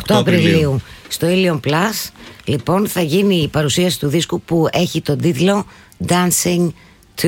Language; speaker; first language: Greek; native; Greek